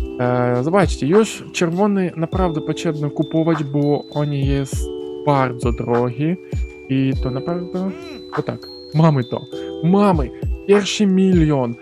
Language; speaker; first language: Polish; non-native, learner; Ukrainian